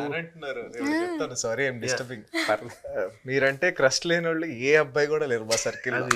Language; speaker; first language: Telugu; native; Telugu